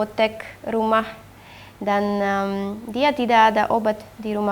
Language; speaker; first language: Indonesian; non-native, fluent; Russian